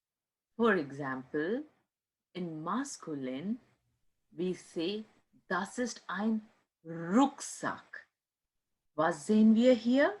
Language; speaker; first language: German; non-native, fluent; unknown